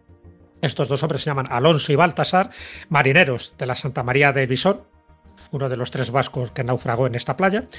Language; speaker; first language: Spanish; native; Spanish